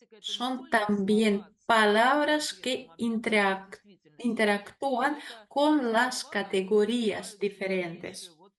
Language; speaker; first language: Spanish; non-native, fluent; Russian